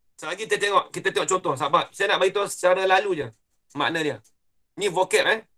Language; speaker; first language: Malay; native; Malay